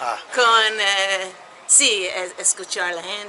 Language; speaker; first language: Spanish; non-native, learner; English